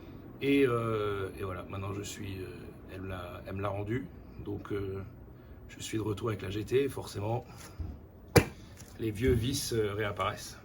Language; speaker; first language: French; native; French